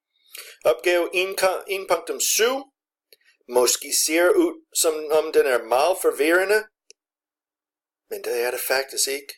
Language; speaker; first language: Danish; non-native, fluent; English